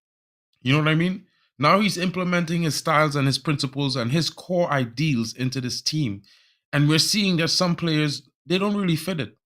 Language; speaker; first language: English; native; English